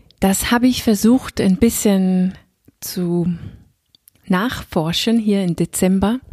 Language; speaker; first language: German; non-native, fluent; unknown